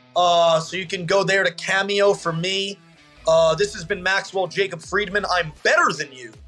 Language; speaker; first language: English; native; English